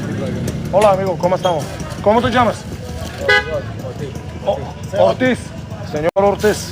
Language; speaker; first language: Spanish; non-native, learner; Bulgarian